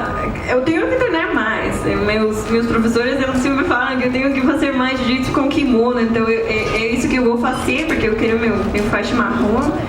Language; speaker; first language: Portuguese; non-native, learner; Spanish